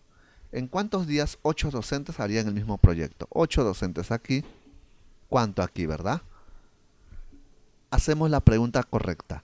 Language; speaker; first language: Spanish; native; Spanish